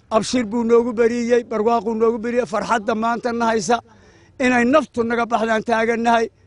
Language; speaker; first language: Somali; native; Somali